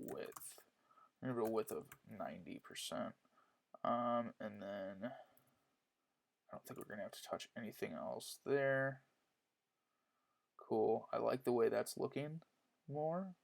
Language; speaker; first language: English; native; English